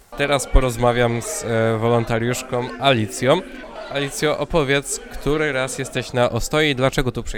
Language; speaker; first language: Polish; native; Polish